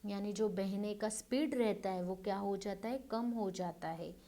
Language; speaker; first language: Hindi; non-native, local second language; Marathi